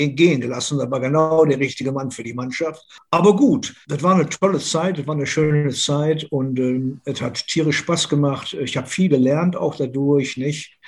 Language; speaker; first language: German; native; German